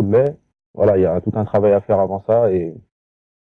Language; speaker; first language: French; native; French